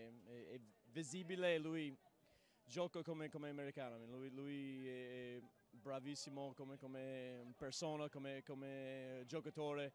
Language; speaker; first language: Italian; non-native, learner; English